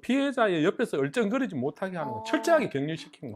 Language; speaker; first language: Korean; native; Korean